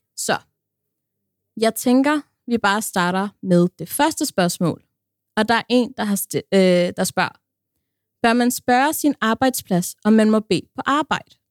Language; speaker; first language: Danish; early bilingual, other home language; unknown